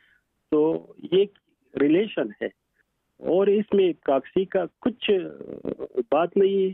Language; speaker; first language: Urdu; non-native, fluent; Pashto